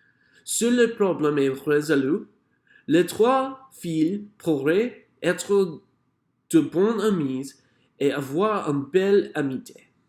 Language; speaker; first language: French; non-native, learner; English